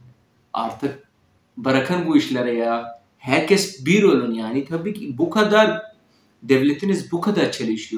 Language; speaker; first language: Turkish; non-native, fluent; Urdu